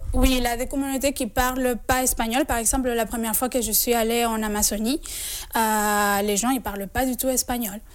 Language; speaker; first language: French; non-native, fluent; Spanish